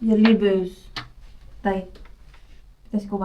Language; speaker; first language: Finnish; non-native, learner; Filipino